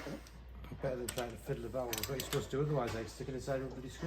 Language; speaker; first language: English; native; English